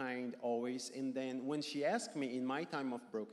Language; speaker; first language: English; non-native, fluent; Portuguese